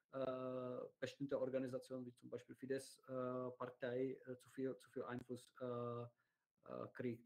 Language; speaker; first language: German; non-native, learner; Czech